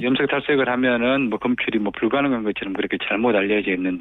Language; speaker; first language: Korean; native; Korean